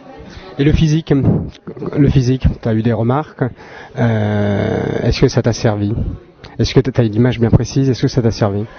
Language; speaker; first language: French; native; French